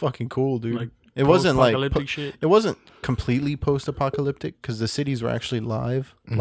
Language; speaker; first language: English; native; English